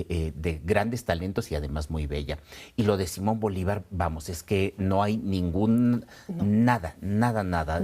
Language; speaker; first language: Spanish; native; Spanish